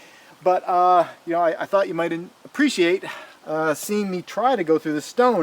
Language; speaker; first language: English; native; English